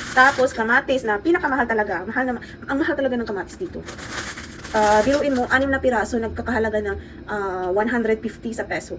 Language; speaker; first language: Filipino; non-native, local second language; Cebuano